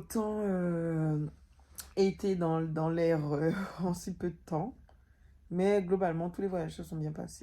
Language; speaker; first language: French; native; French